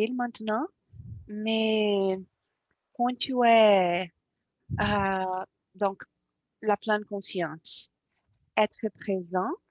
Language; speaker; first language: French; non-native, learner; Portuguese